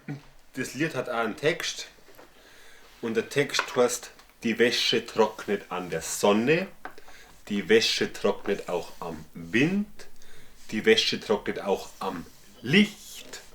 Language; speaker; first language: German; native; German